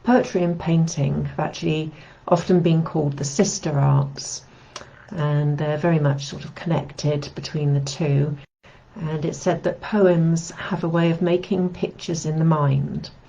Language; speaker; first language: English; native; English